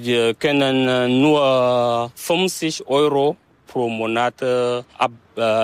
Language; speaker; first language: German; non-native, learner; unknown